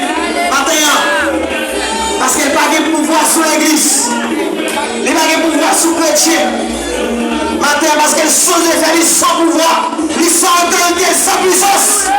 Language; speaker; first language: French; non-native, local second language; Haitian Creole